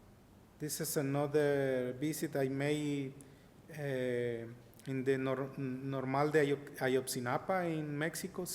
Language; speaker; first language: English; non-native, learner; Spanish